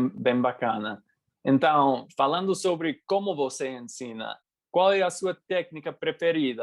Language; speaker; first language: Portuguese; non-native, fluent; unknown